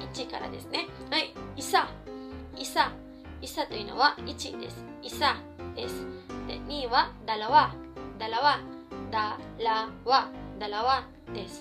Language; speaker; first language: Japanese; non-native, fluent; Filipino